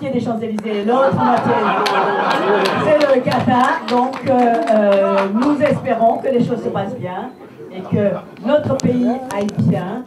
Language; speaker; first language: French; native; French